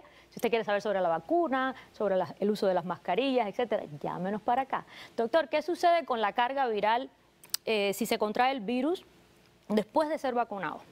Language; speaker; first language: Spanish; native; Spanish